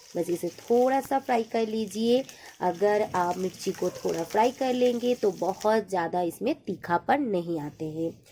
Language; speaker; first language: Hindi; non-native, local second language; Bangla